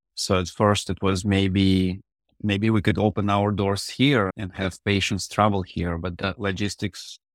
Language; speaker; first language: English; non-native, fluent; Russian